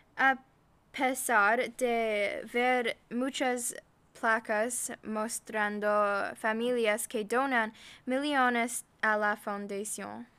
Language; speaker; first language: Spanish; non-native, learner; English